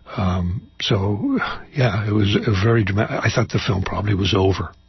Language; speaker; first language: English; native; English